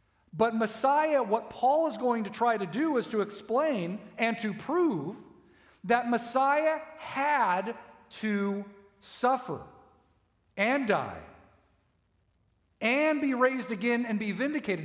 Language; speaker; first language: English; native; English